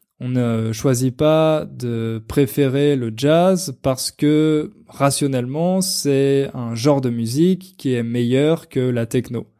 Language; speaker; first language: French; native; French